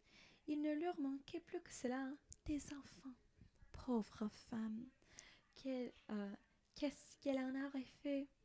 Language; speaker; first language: French; non-native, learner; English